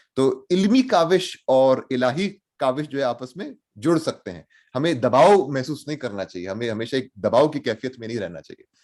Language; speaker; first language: Urdu; non-native, local second language; Pashto